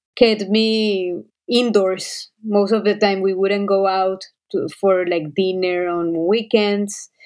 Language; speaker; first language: English; non-native, fluent; Spanish